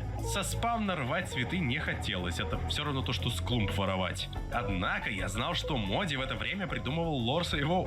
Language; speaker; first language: Russian; native; Russian